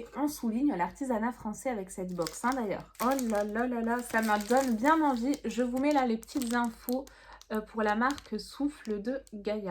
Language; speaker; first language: French; native; French